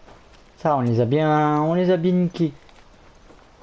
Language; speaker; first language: French; native; French